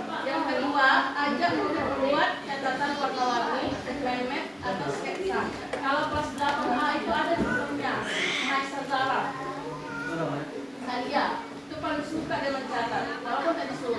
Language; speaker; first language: Indonesian; native; Indonesian